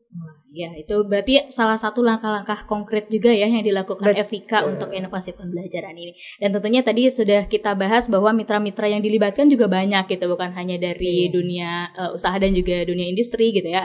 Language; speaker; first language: Indonesian; native; Indonesian